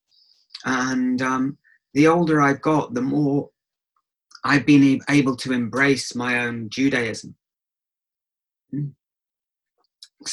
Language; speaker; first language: English; native; English